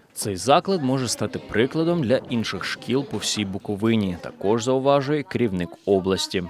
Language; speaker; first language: Ukrainian; native; Ukrainian